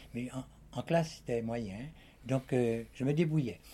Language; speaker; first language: French; native; French